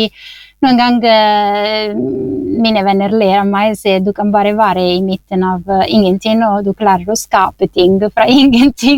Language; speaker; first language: Norwegian; non-native, fluent; Italian